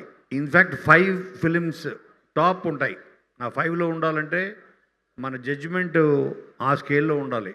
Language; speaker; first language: Telugu; native; Telugu